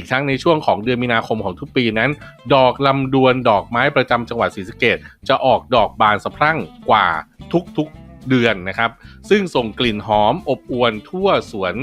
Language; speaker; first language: Thai; native; Thai